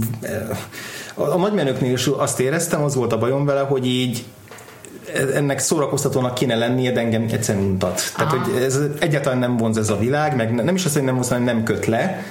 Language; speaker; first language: Hungarian; native; Hungarian